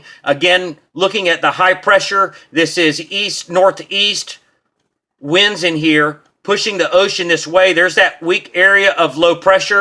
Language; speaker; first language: English; native; English